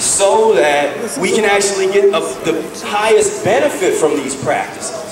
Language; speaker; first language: English; native; English